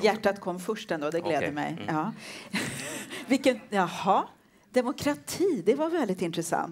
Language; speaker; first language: Swedish; native; Swedish